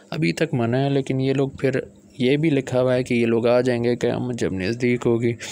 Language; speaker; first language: Urdu; early bilingual, other home language; Punjabi